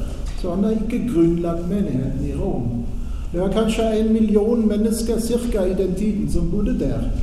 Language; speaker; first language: Norwegian; non-native, fluent; German